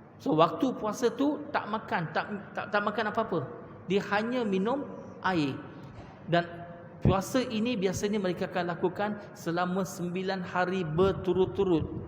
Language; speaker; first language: Malay; non-native, local second language; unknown